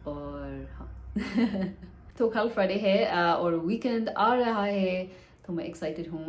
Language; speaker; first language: Hindi; non-native, learner; English